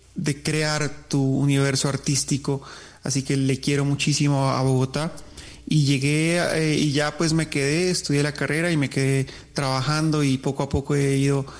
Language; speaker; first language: Spanish; native; Spanish